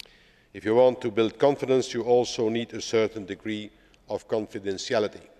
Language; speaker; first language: English; non-native, fluent; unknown